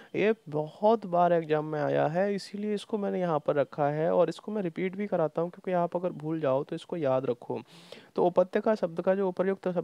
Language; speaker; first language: Hindi; native; Hindi